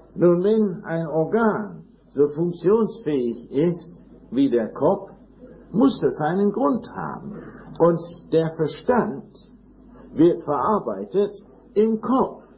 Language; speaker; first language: German; non-native, fluent; English